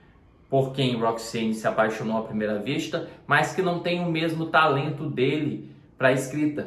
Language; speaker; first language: Portuguese; native; Portuguese